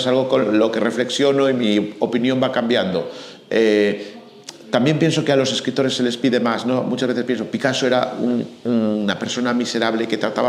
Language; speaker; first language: Spanish; native; Spanish